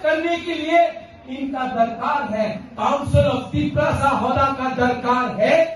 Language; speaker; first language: Hindi; non-native, local second language; Kok Borok